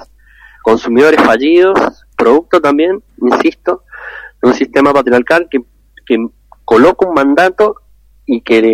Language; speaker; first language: Spanish; native; Spanish